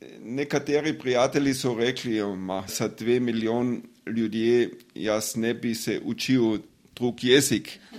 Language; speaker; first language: Slovenian; non-native, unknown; German